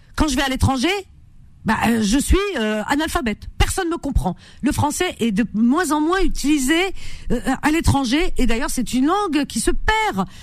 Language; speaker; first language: French; native; French